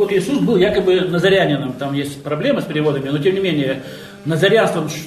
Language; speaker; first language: Russian; native; Russian